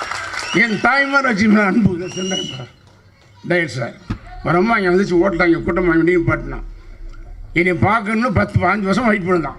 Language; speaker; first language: Tamil; native; Tamil